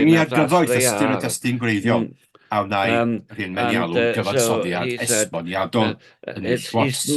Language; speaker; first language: Welsh; native; Welsh